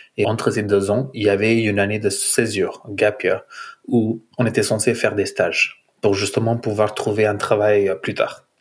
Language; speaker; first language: French; non-native, fluent; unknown